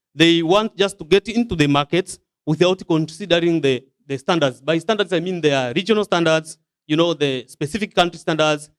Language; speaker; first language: English; non-native, local second language; Swahili